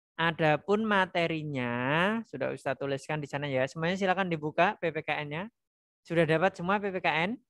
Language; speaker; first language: Indonesian; non-native, local second language; Javanese